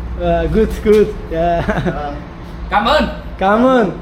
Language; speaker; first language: Vietnamese; non-native, learner; Turkish